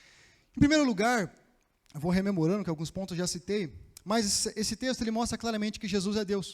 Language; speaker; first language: Portuguese; native; Portuguese